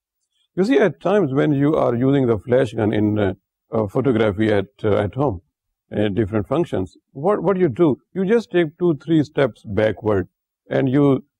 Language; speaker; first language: English; non-native, local second language; Urdu